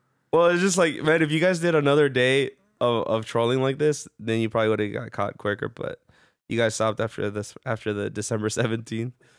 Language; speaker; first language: English; early bilingual, other home language; Spanish